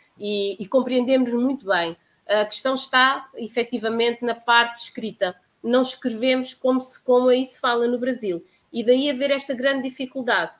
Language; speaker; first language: Portuguese; native; Portuguese